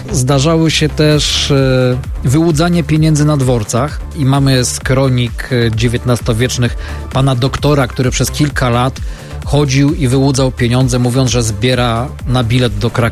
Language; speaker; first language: Polish; native; Polish